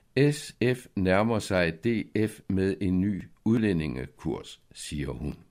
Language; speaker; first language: Danish; native; Danish